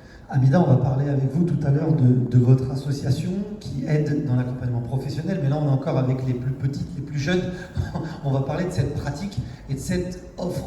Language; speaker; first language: French; native; French